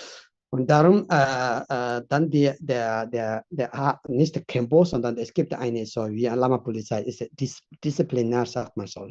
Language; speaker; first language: German; non-native, fluent; Tibetan